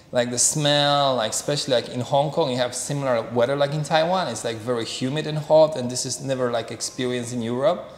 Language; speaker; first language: English; non-native, fluent; Polish